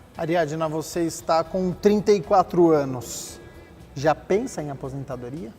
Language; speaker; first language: Portuguese; native; Portuguese